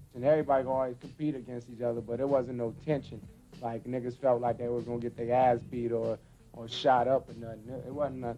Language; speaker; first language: English; native; English